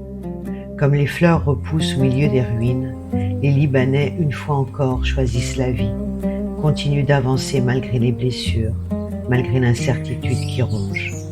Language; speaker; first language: French; native; French